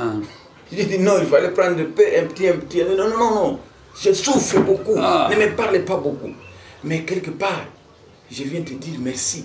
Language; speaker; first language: French; non-native, local second language; Swahili